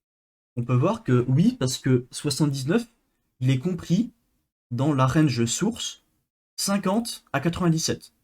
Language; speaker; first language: French; native; French